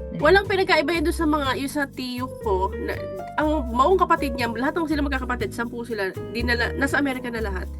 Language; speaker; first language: Filipino; native; Filipino